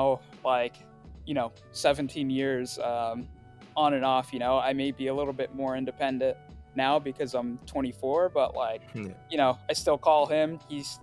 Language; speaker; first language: English; early bilingual, other home language; Swahili